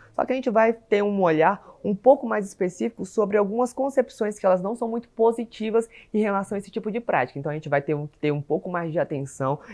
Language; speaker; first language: Portuguese; native; Portuguese